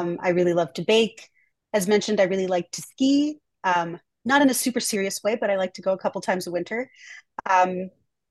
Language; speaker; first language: English; native; English